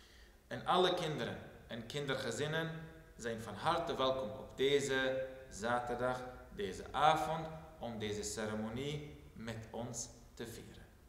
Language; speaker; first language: Dutch; non-native, fluent; Turoyo